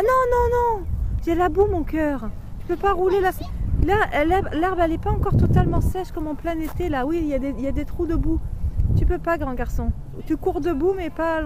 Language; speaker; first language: French; native; French